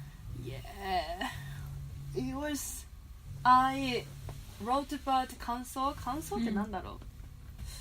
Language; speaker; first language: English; non-native, fluent; Japanese